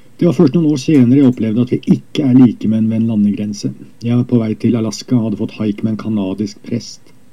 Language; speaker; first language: Norwegian; native; Norwegian